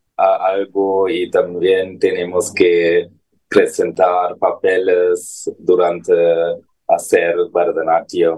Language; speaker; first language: Spanish; non-native, learner; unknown